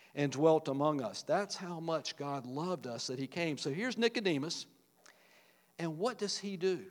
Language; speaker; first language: English; native; English